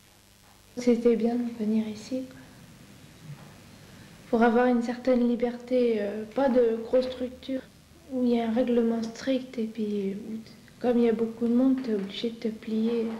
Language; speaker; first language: French; native; French